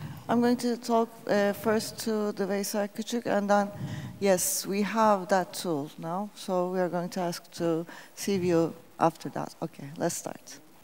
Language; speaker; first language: English; non-native, fluent; Turkish